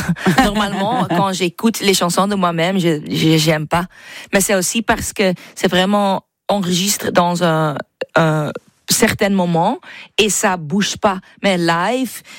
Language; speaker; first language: French; non-native, local second language; Dutch